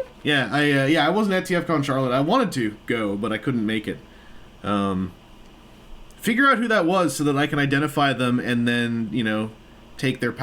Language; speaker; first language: English; native; English